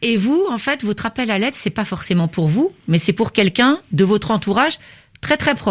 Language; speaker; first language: French; native; French